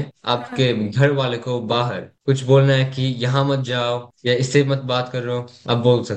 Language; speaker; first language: Hindi; early bilingual, heritage; English